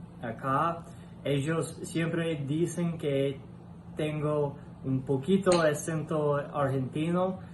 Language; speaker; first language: Spanish; non-native, learner; English